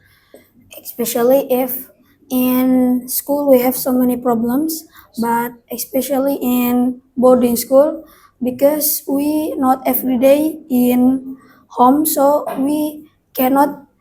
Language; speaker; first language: English; non-native, learner; Indonesian